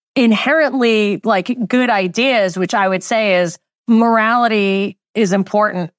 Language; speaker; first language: English; native; English